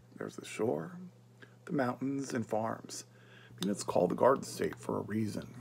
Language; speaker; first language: English; native; English